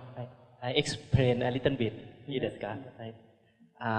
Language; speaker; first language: English; non-native, learner; Thai